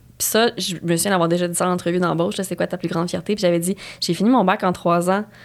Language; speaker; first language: French; native; French